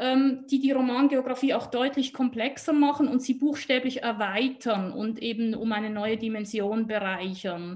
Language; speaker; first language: German; native; German